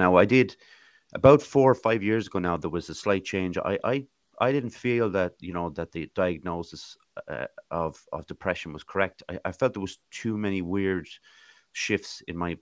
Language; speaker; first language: English; native; English